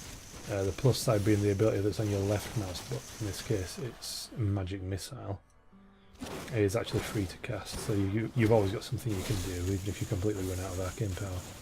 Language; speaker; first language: English; native; English